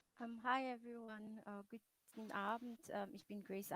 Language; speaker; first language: German; non-native, fluent; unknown